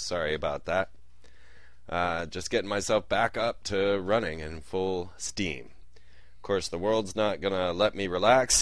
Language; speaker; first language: English; native; English